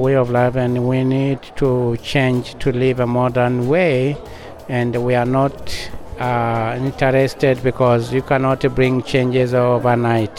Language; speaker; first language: English; non-native, local second language; Masai